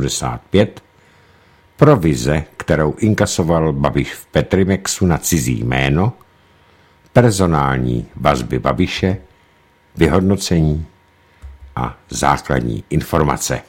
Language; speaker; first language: Czech; native; Czech